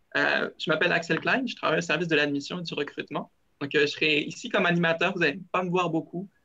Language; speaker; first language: French; native; French